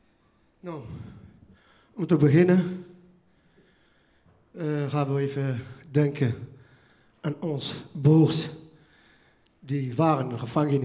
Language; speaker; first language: Dutch; non-native, learner; Riffian